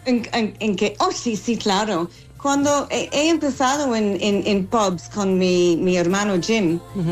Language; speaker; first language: Spanish; non-native, fluent; English